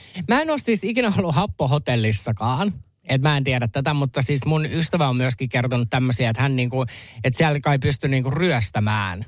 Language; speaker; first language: Finnish; native; Finnish